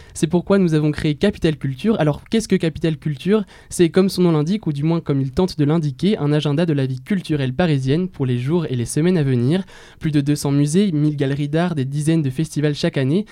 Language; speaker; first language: French; native; French